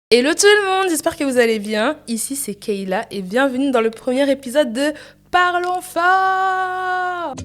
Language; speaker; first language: French; native; French